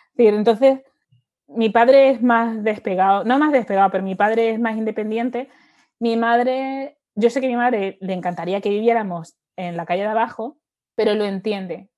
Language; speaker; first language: Spanish; native; Spanish